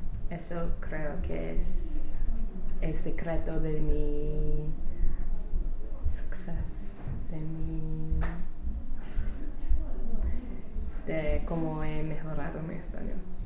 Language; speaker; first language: Spanish; non-native, fluent; English